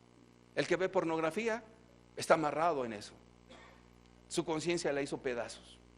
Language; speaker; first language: Spanish; native; Spanish